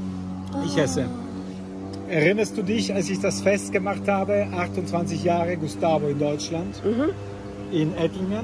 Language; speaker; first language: German; non-native, fluent; Italian